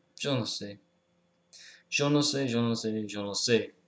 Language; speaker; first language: Spanish; non-native, fluent; English